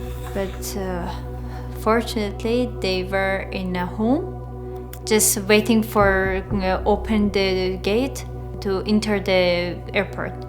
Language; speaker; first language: English; non-native, learner; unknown